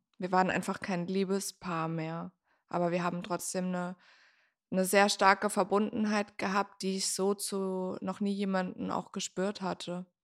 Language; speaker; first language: German; native; German